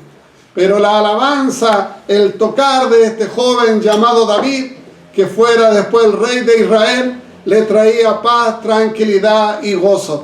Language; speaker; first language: Spanish; native; Spanish